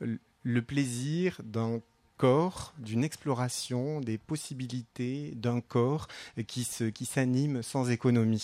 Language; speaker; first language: French; native; French